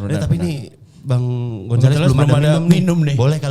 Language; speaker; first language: Indonesian; native; Indonesian